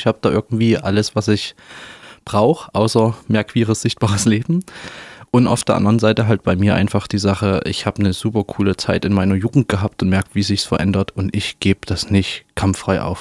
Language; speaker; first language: German; native; German